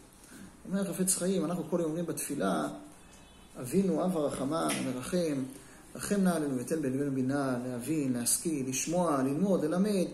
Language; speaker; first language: Hebrew; native; Hebrew